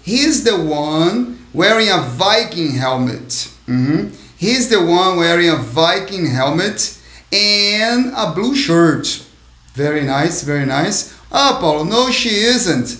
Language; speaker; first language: English; non-native, fluent; Portuguese